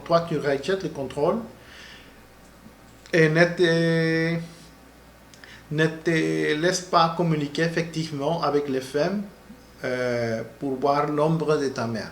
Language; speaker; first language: French; non-native, learner; Spanish